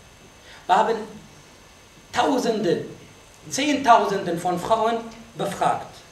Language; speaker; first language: German; non-native, fluent; Arabic